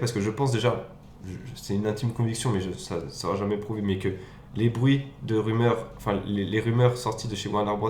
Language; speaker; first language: French; native; French